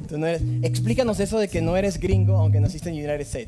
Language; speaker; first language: Spanish; native; Spanish